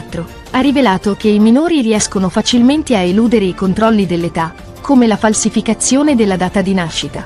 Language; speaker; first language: Italian; native; Italian